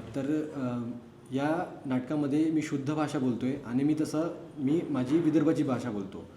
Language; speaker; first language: Marathi; native; Marathi